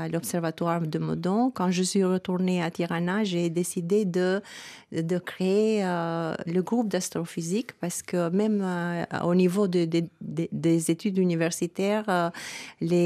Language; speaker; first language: French; non-native, fluent; Albanian